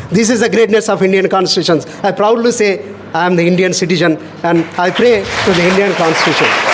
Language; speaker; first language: English; non-native, local second language; Telugu